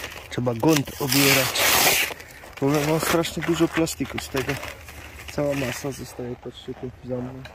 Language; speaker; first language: Polish; native; Polish